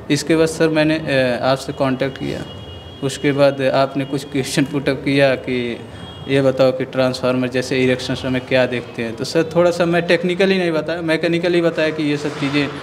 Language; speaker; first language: Hindi; native; Hindi